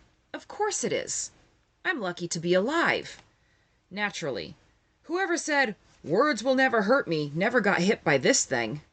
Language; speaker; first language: English; native; English